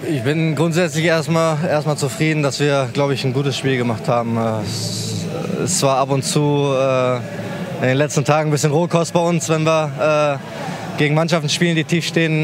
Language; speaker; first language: German; native; German